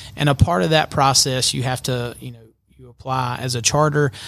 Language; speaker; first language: English; native; English